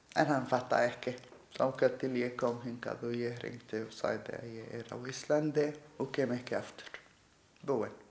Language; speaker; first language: Icelandic; non-native, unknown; Arabic